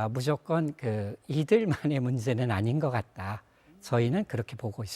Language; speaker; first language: Korean; native; Korean